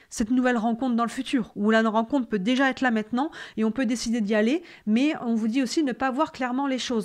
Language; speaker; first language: French; native; French